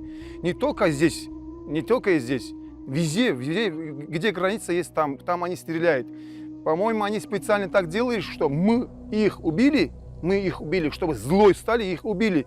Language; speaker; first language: Russian; non-native, local second language; Azerbaijani